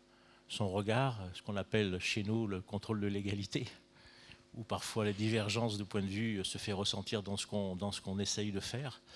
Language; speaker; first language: French; native; French